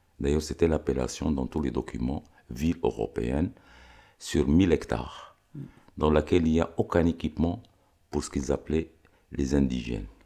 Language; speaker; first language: French; non-native, local second language; Arabic